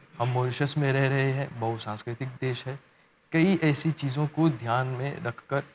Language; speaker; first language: Hindi; non-native, local second language; Morisyen